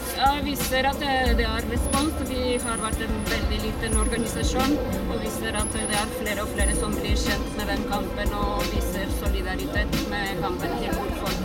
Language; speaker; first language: Norwegian; non-native, fluent; Spanish